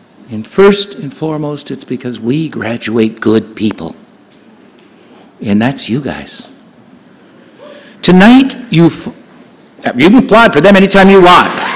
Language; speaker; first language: English; native; English